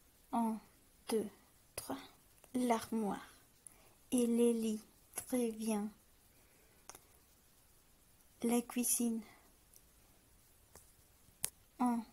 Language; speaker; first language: French; non-native, learner; Spanish